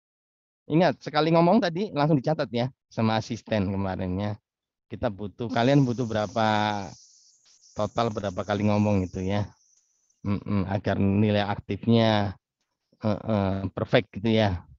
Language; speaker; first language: Indonesian; native; Indonesian